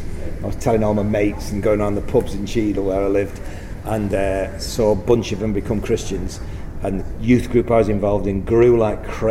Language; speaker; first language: English; native; English